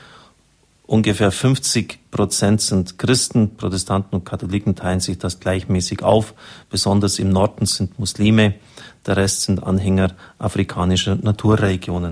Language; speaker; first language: German; native; German